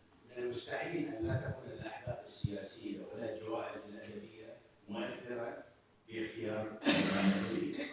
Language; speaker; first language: Arabic; native; Arabic